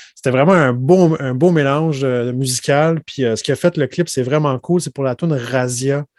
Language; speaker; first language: French; native; French